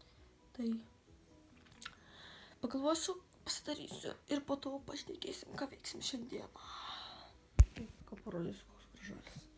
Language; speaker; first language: Lithuanian; native; Lithuanian